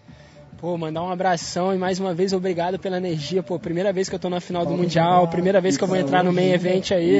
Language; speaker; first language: Portuguese; native; Portuguese